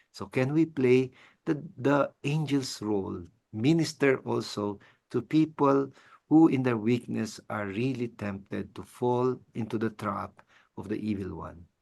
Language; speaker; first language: English; non-native, local second language; Filipino